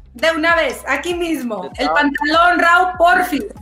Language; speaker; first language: Spanish; native; Spanish